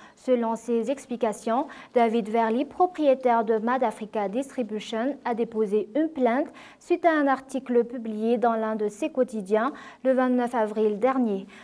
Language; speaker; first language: French; non-native, local second language; Malagasy